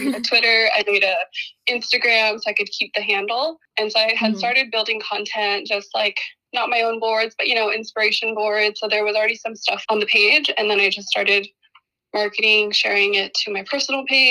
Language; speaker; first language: English; native; English